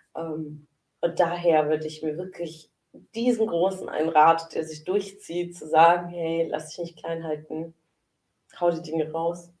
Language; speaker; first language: German; early bilingual, other home language; Italian